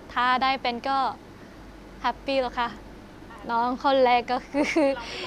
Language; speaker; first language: Thai; non-native, fluent; Japanese